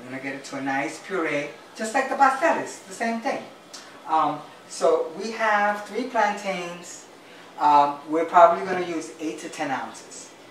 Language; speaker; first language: English; early bilingual, other home language; Spanish